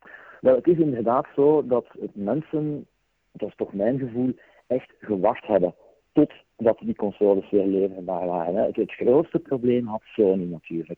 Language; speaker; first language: Dutch; native; Dutch